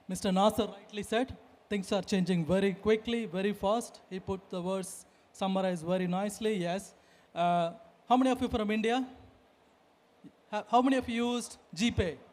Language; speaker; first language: English; non-native, fluent; Tamil